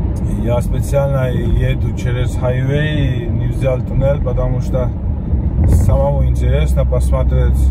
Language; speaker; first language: Russian; non-native, fluent; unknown